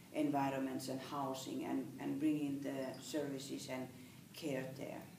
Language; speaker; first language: English; non-native, fluent; Finnish